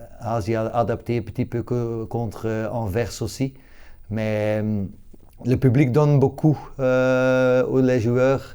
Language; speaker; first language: French; non-native, local second language; Dutch